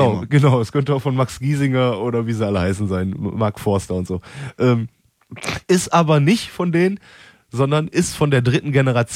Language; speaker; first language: German; native; German